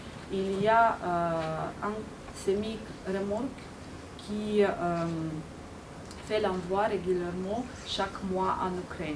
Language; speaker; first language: French; non-native, fluent; Ukrainian